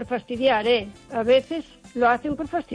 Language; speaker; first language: Spanish; native; Spanish